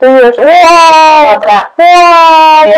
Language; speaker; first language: English; non-native, learner; Indonesian